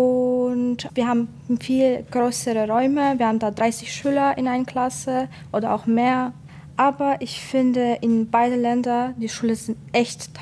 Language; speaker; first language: German; non-native, fluent; Ukrainian